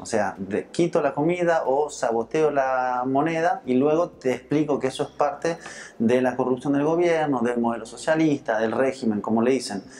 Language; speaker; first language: Spanish; early bilingual, heritage; Spanish